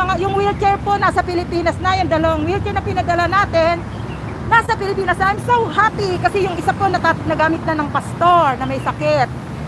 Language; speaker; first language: Filipino; native; Filipino